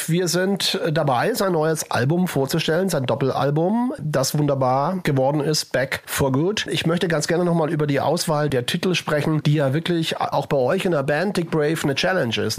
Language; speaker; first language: German; native; German